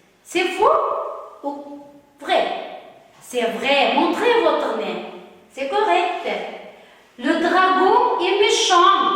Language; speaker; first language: French; non-native, fluent; Uzbek